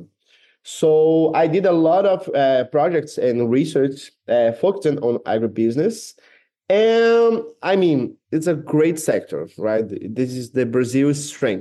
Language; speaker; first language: English; non-native, fluent; Portuguese